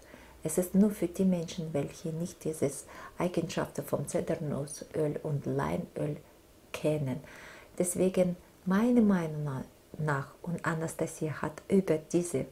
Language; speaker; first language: German; non-native, fluent; Russian